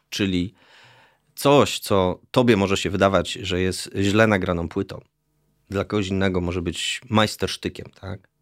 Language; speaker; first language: Polish; native; Polish